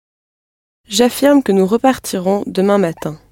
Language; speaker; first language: French; non-native, learner; English